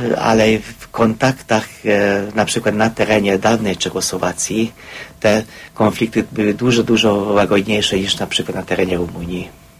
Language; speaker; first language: Polish; non-native, fluent; Hungarian